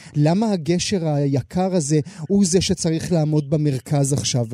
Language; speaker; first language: Hebrew; native; Hebrew